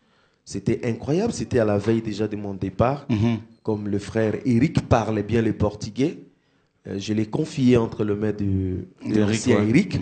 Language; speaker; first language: French; non-native, local second language; Lingala